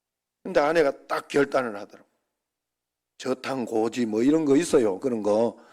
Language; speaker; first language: Korean; native; Korean